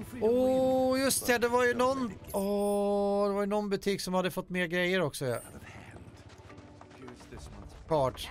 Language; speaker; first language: Swedish; native; Swedish